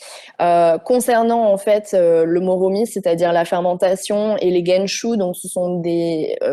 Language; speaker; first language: French; native; French